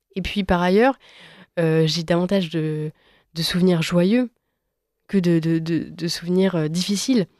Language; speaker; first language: French; native; French